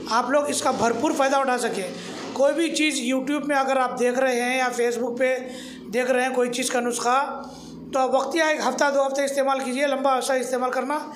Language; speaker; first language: Hindi; native; Hindi